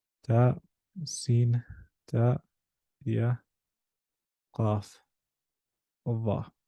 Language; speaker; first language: Arabic; non-native, fluent; English